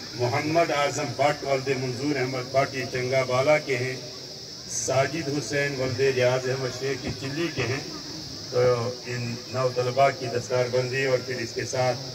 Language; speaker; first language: Urdu; non-native, local second language; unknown